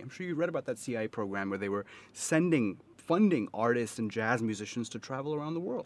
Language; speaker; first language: English; early bilingual, other home language; Urdu